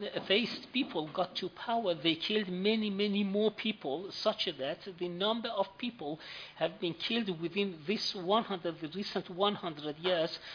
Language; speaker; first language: English; non-native, fluent; Persian